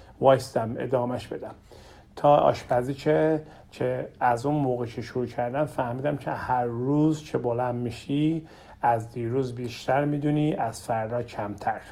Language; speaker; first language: Persian; non-native, learner; Turkish